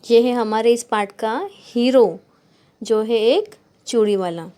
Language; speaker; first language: Hindi; non-native, local second language; Marathi